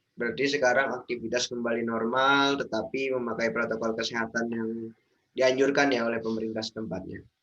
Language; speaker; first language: Indonesian; native; Indonesian